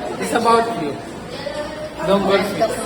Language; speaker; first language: English; non-native, learner; Filipino